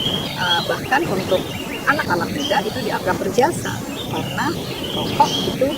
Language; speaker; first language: Indonesian; native; Indonesian